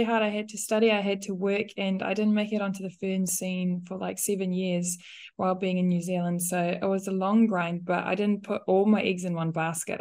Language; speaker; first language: English; non-native, local second language; Afrikaans